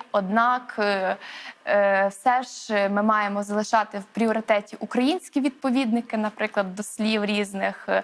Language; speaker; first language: Ukrainian; native; Ukrainian